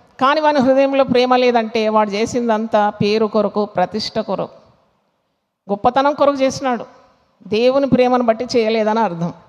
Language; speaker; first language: Telugu; non-native, fluent; Malayalam